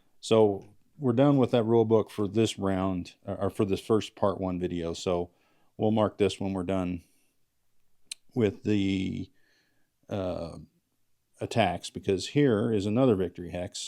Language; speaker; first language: English; native; English